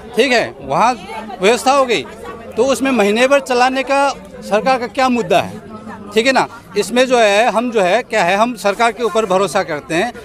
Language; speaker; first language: Hindi; non-native, local second language; Manipuri